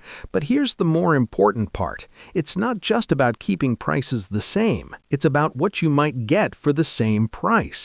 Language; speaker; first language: English; native; English